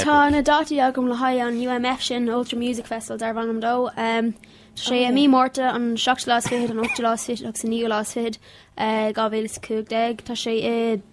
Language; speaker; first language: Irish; non-native, local second language; English